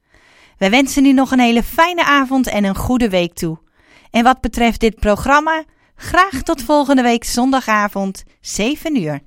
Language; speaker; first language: Dutch; native; Dutch